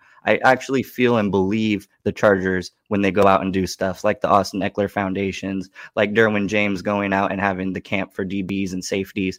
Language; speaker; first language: English; native; English